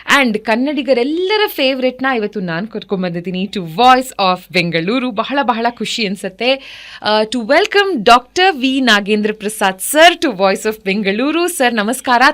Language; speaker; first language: Kannada; native; Kannada